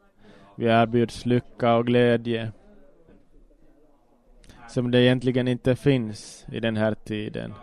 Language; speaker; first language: Swedish; non-native, local second language; Finnish